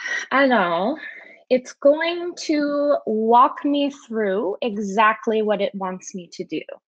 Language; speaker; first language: English; native; English